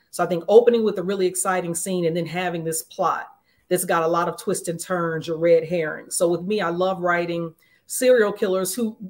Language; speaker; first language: English; native; English